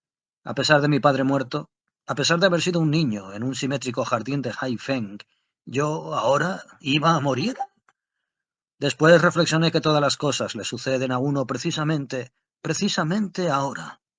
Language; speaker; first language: Spanish; native; Spanish